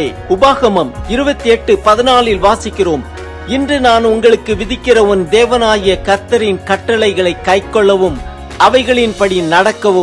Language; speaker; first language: Tamil; native; Tamil